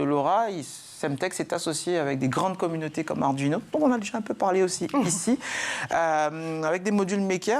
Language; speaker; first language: French; native; French